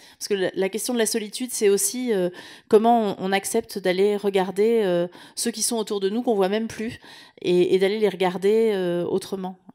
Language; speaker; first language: French; native; French